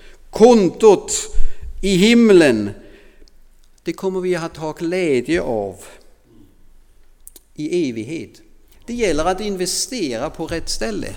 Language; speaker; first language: Swedish; non-native, fluent; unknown